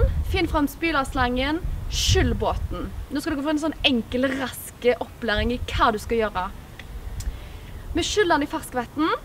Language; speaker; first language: Norwegian; native; Norwegian